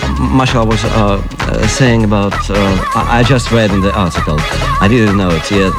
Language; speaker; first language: English; non-native, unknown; Russian